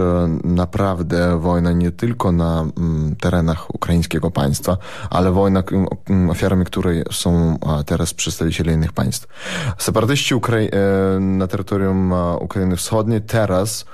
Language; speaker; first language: Polish; non-native, fluent; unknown